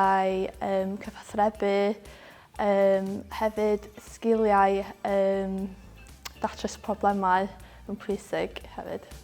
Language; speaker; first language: Welsh; non-native, local second language; English